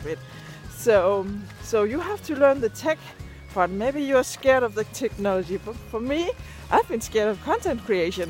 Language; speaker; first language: English; non-native, fluent; Danish